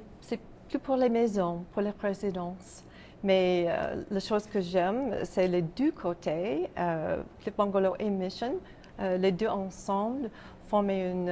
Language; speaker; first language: French; non-native, local second language; English